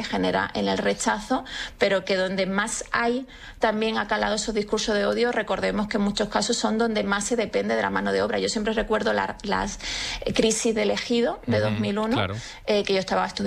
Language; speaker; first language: Spanish; native; Spanish